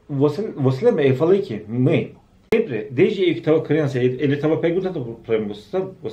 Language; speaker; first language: Portuguese; non-native, learner; Turkish